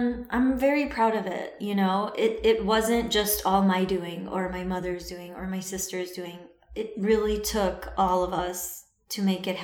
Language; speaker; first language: English; early bilingual, other home language; Assyrian Neo-Aramaic